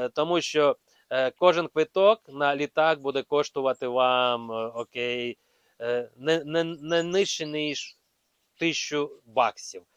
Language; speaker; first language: Ukrainian; non-native, local second language; Russian